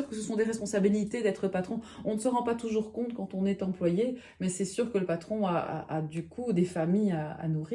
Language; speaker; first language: French; native; French